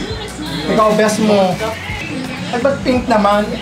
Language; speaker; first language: Filipino; non-native, local second language; Cebuano